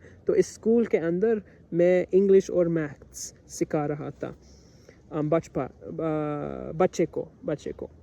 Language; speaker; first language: Hindi; non-native, learner; English